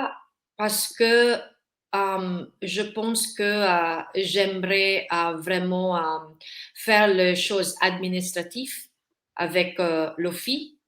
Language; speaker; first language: French; non-native, learner; Filipino